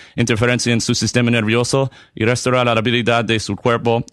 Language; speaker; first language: Spanish; non-native, learner; English